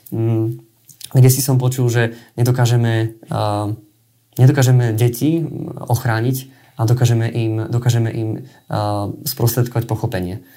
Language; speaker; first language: Slovak; native; Slovak